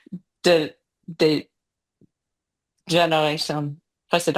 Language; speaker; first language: French; non-native, learner; English